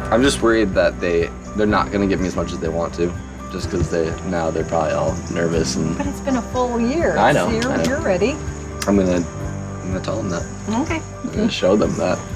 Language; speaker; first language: English; native; English